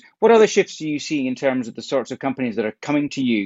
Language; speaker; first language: English; native; English